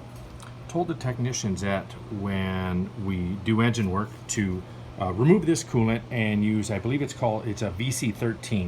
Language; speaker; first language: English; native; English